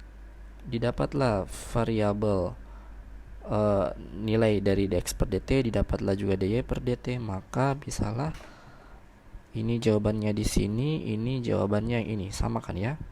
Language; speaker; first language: Indonesian; native; Indonesian